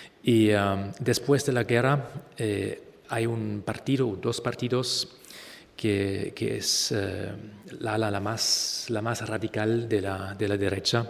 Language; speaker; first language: Spanish; non-native, fluent; German